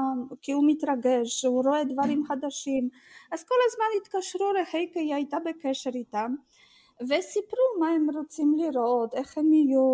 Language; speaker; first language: Hebrew; non-native, fluent; Russian